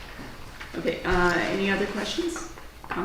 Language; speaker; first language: English; native; English